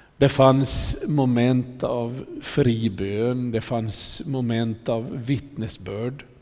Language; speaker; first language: Swedish; native; Swedish